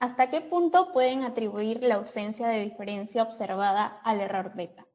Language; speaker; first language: Spanish; native; Spanish